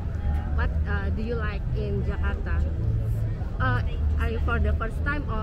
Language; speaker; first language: English; non-native, learner; Indonesian